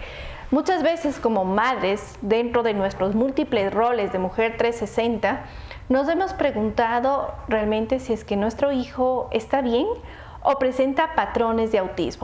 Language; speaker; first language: Spanish; native; Spanish